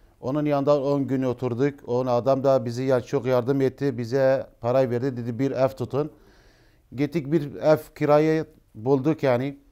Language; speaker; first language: Turkish; non-native, learner; Arabic